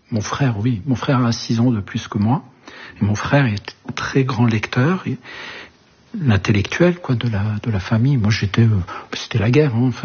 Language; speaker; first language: French; early bilingual, other home language; Arabic